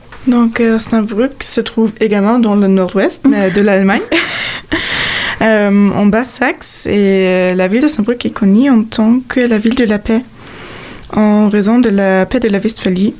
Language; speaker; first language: French; non-native, fluent; German